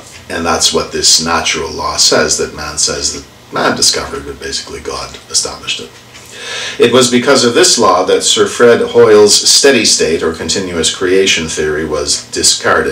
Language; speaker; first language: English; native; English